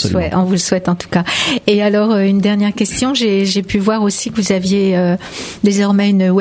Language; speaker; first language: French; native; French